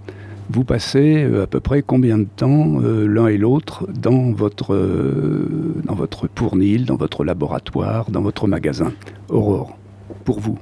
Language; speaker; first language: French; native; French